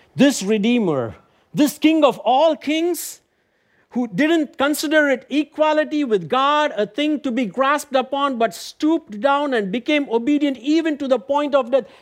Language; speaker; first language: English; non-native, local second language; Tamil